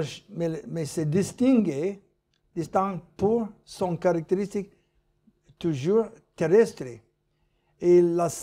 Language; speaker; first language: French; non-native, learner; English